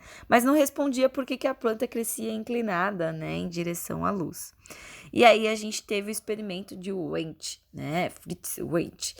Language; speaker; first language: Portuguese; native; Portuguese